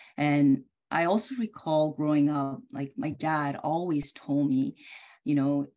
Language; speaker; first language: English; early bilingual, other home language; Korean